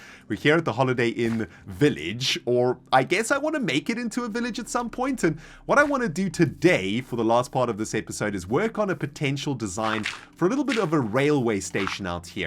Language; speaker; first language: English; native; English